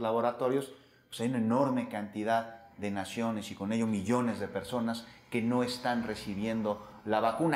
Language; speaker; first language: Spanish; native; Spanish